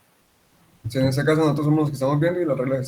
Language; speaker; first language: Spanish; native; Spanish